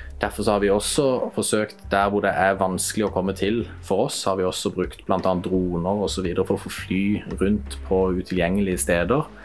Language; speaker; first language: Norwegian; native; Norwegian